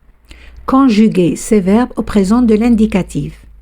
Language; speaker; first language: French; non-native, fluent; Spanish